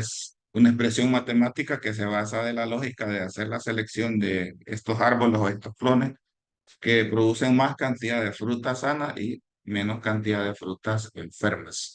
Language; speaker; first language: Spanish; native; Spanish